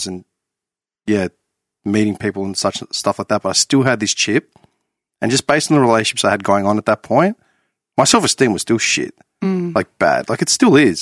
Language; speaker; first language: English; native; English